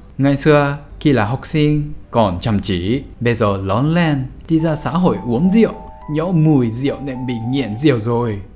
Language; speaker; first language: Vietnamese; non-native, fluent; Japanese